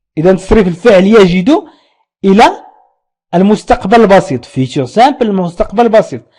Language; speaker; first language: Arabic; native; Arabic